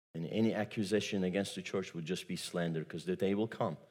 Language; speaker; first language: English; non-native, fluent; Turkish